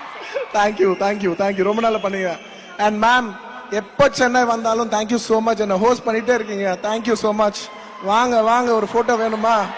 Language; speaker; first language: Tamil; non-native, local second language; Telugu